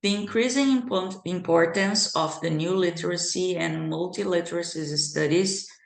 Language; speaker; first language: English; non-native, fluent; Portuguese